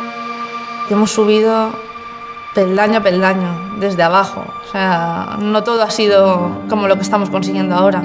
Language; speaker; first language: Spanish; native; Spanish